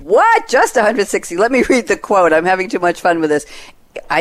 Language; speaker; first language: English; native; English